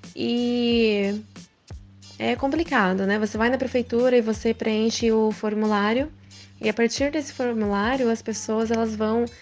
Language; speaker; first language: Portuguese; early bilingual, other home language; Japanese